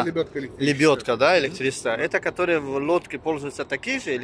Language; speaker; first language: Russian; non-native, learner; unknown